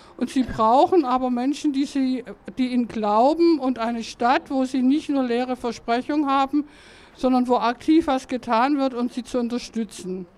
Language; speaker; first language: German; native; German